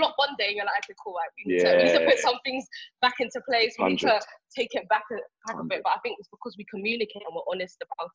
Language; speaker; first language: English; native; English